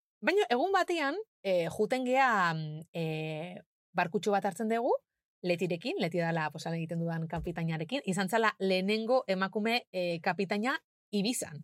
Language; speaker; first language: Basque; non-native, local second language; Spanish